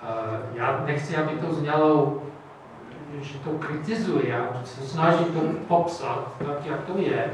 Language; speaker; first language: Czech; non-native, fluent; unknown